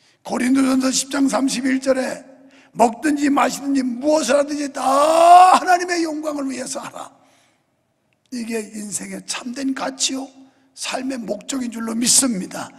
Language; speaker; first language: Korean; native; Korean